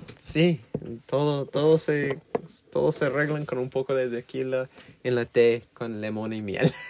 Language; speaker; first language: Spanish; non-native, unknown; English